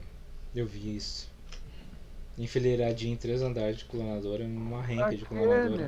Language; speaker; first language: Portuguese; native; Portuguese